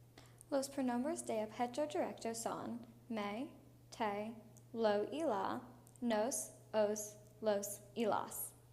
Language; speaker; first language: Spanish; non-native, learner; English